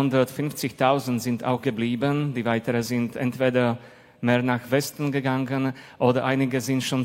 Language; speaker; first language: German; non-native, fluent; Slovak